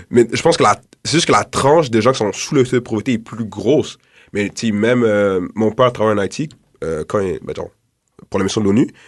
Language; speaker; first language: French; early bilingual, other home language; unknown